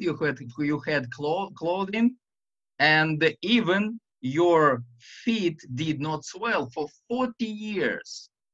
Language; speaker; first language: English; non-native, fluent; Russian